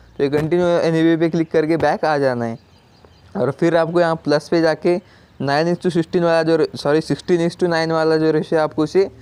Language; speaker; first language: Hindi; non-native, local second language; Marathi